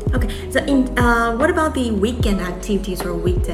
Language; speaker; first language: English; non-native, fluent; Chinese